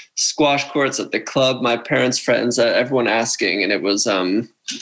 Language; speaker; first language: English; native; English